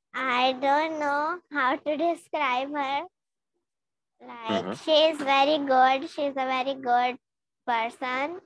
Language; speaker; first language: English; non-native, learner; Hindi